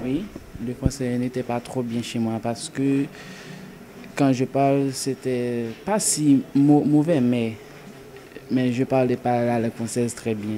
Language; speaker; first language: French; non-native, local second language; Haitian Creole